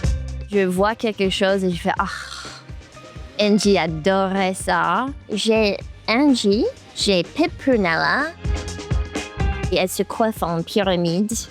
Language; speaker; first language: French; early bilingual, heritage; French